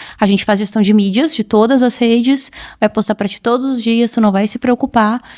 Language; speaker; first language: Portuguese; native; Portuguese